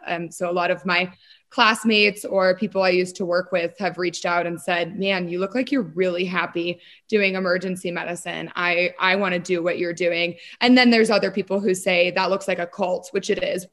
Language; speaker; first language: English; native; English